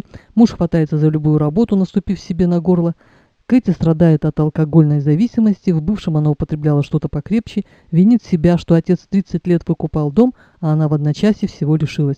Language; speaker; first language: Russian; native; Russian